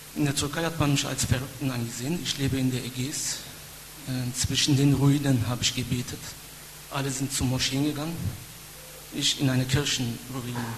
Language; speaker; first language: German; non-native, fluent; Turkish